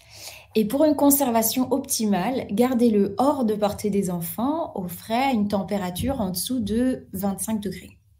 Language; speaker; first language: French; native; French